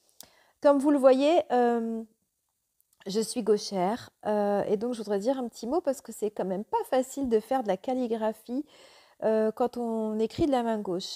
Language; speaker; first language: French; native; French